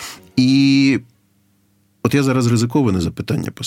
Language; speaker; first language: Ukrainian; native; Ukrainian